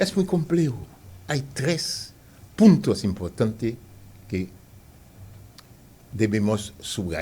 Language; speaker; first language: Spanish; non-native, fluent; Haitian Creole